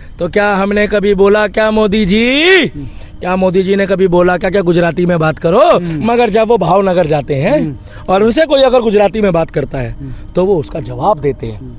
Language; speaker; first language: Hindi; native; Hindi